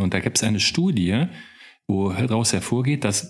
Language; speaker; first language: German; native; German